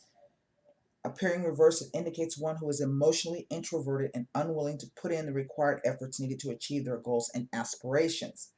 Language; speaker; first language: English; native; English